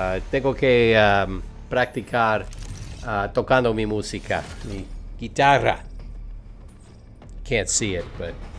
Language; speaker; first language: Spanish; non-native, learner; English